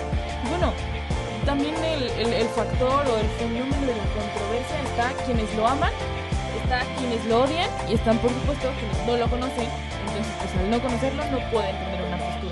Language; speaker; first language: Spanish; native; Spanish